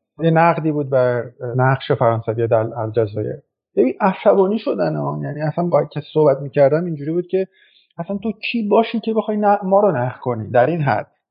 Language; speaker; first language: Persian; native; Persian